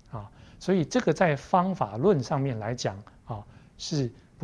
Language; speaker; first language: Chinese; native; Chinese